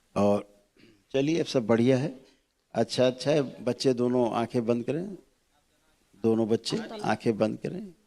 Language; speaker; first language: Hindi; native; Hindi